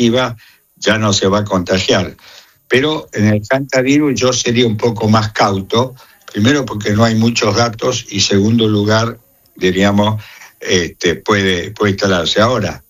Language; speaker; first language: Spanish; native; Spanish